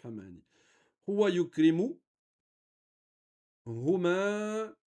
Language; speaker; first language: Arabic; non-native, fluent; French